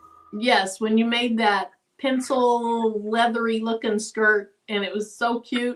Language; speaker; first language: English; native; English